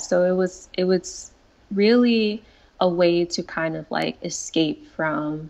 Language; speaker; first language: English; native; English